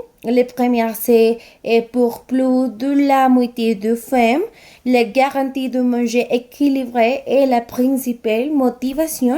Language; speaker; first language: French; non-native, learner; Spanish